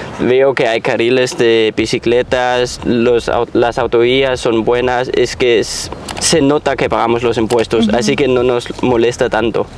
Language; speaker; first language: Spanish; non-native, fluent; Danish